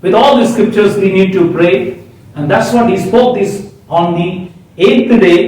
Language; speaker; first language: English; non-native, local second language; Hindi